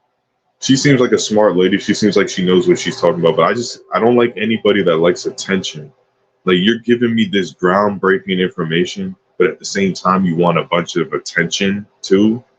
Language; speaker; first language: English; native; English